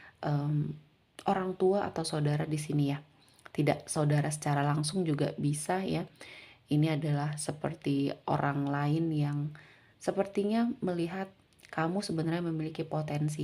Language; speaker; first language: Indonesian; native; Indonesian